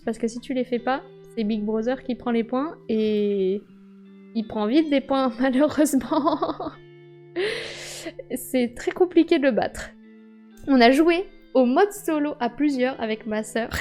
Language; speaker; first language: French; native; French